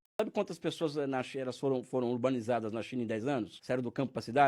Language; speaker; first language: Portuguese; native; Portuguese